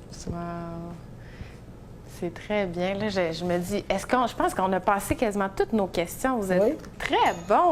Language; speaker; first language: French; native; French